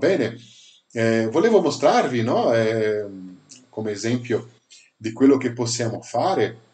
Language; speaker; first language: Italian; non-native, fluent; Portuguese